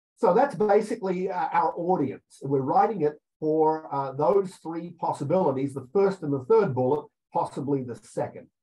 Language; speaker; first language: English; native; English